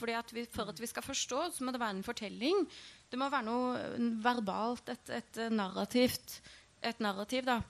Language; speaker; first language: Norwegian; native; Norwegian